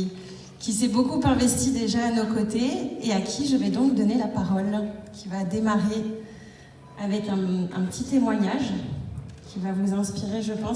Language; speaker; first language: French; native; French